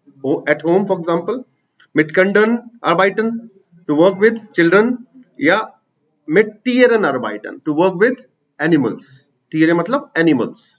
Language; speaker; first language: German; non-native, fluent; Hindi